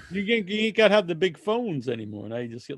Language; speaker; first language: English; native; English